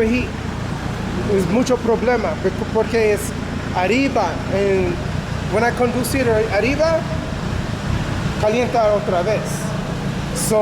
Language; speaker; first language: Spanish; non-native, learner; English